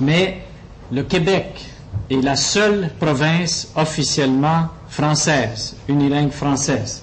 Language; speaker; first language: French; native; French